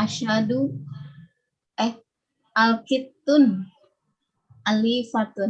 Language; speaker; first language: Arabic; non-native, learner; Indonesian